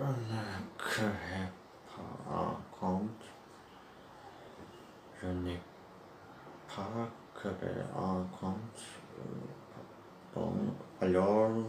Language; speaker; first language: French; non-native, learner; Turkish